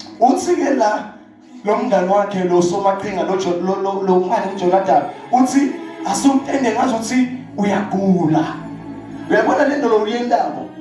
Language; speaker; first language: Zulu; non-native, local second language; Swati